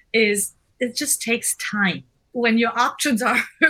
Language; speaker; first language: English; non-native, fluent; German